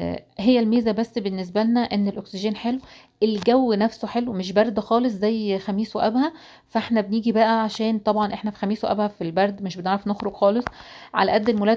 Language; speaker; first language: Arabic; native; Arabic